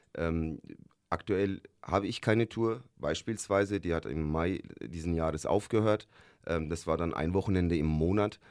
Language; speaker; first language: German; early bilingual, other home language; Turkish